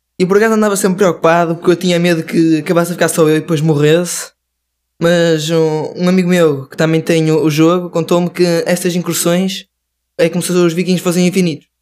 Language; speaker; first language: Portuguese; native; Portuguese